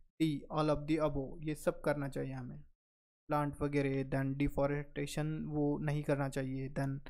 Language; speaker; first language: Hindi; non-native, local second language; Marathi